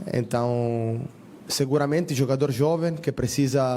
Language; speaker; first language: Portuguese; non-native, fluent; Spanish